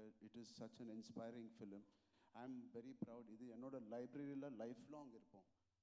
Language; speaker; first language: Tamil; non-native, learner; Telugu